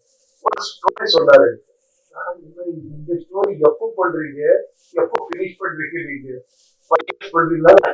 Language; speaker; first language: Tamil; non-native, learner; Kannada